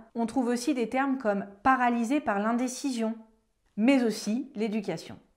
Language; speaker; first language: French; native; French